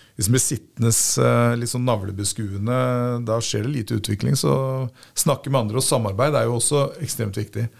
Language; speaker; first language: Norwegian; native; Norwegian